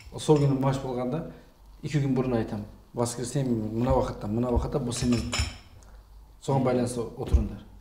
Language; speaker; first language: Kazakh; non-native, fluent; Turkish